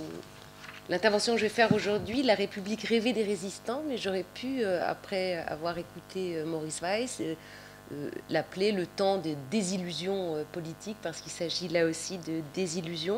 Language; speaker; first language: French; native; French